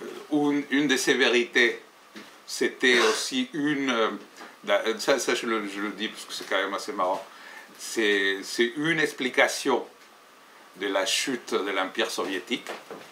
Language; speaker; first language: French; non-native, fluent; Spanish